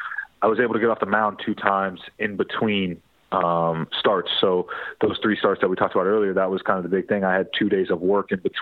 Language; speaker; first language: English; native; English